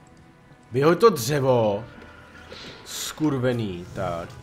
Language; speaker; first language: Czech; native; Czech